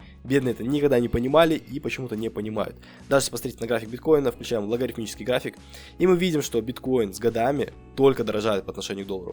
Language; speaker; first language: Russian; native; Russian